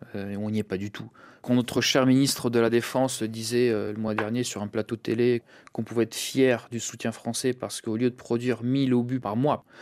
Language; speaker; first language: French; early bilingual, other home language; Russian